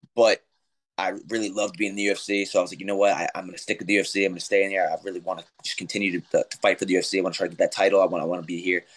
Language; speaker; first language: English; native; English